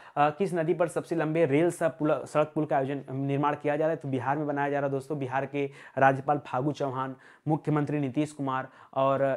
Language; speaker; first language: Hindi; native; Hindi